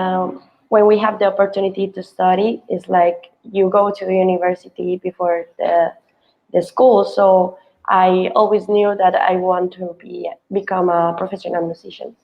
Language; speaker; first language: English; non-native, fluent; Spanish